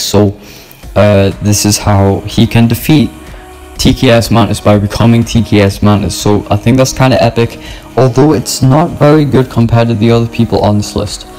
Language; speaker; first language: English; native; English